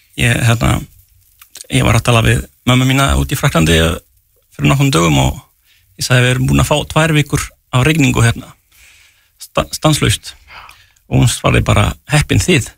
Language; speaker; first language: Icelandic; non-native, fluent; French